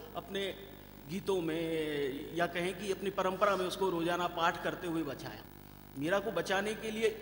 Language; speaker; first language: Hindi; native; Hindi